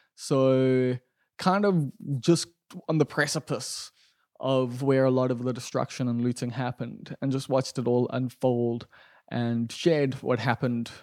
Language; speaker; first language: English; native; English